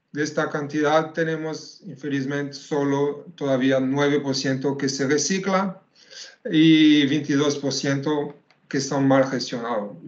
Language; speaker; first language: Spanish; non-native, fluent; French